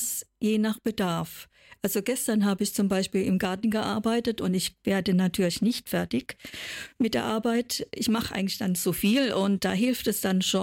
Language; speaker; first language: German; native; German